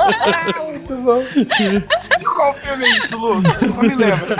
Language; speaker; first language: Portuguese; native; Portuguese